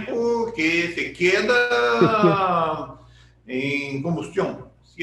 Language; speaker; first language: Portuguese; non-native, learner; Spanish